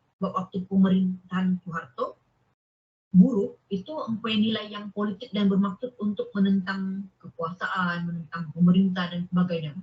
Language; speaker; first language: Malay; native; Malay